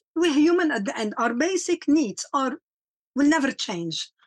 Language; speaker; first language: English; non-native, fluent; Arabic